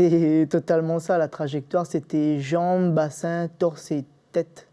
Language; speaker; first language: French; native; French